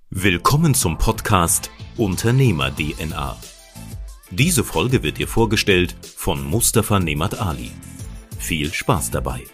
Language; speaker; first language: German; native; German